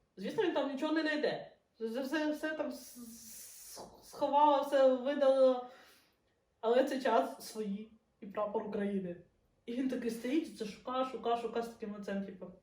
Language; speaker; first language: Ukrainian; non-native, local second language; Russian